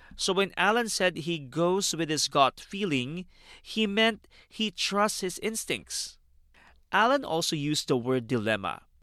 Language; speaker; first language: English; non-native, fluent; Filipino